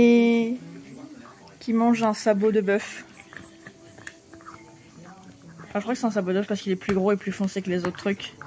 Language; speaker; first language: French; native; French